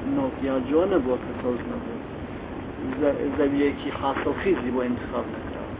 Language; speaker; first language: Central Kurdish; non-native, local second language; Gurani